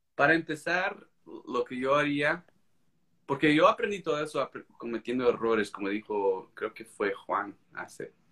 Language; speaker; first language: Spanish; non-native, fluent; English